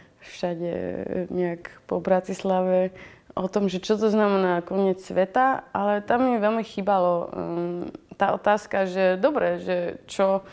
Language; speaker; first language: Slovak; non-native, fluent; Dutch